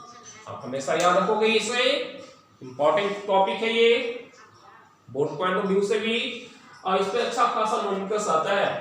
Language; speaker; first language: Hindi; native; Hindi